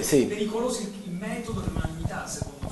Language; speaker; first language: Italian; native; Italian